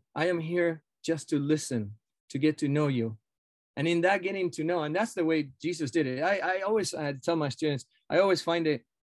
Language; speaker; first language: English; non-native, fluent; Spanish